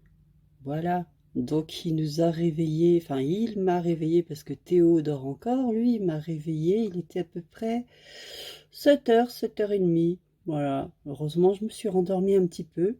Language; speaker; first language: French; native; French